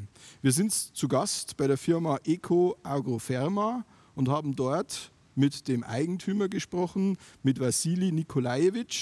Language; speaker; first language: German; native; German